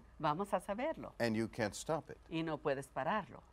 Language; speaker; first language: Spanish; non-native, learner; English